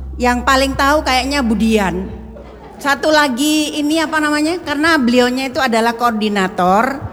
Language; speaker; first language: Indonesian; non-native, local second language; Madurese